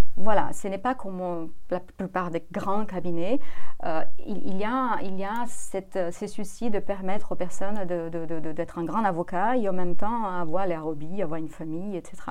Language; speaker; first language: French; non-native, fluent; Portuguese